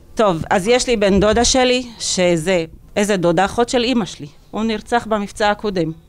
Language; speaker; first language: Hebrew; non-native, local second language; Arabic